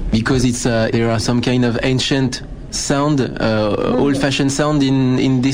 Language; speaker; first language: English; non-native, fluent; French